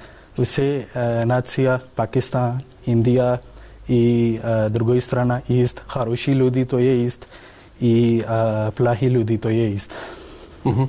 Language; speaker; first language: Russian; non-native, learner; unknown